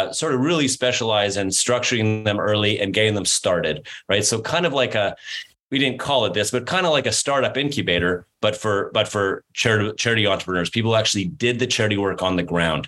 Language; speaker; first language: English; native; English